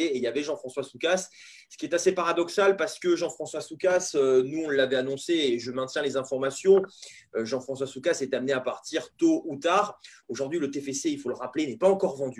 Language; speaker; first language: French; native; French